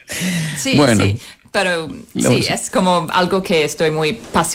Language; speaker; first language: Spanish; non-native, fluent; English